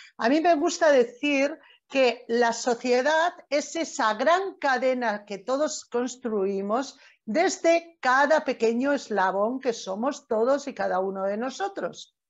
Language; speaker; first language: Spanish; native; Spanish